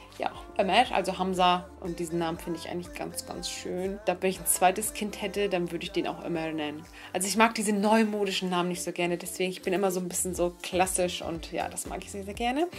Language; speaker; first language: German; early bilingual, other home language; Turkish